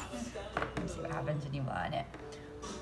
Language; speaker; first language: English; native; English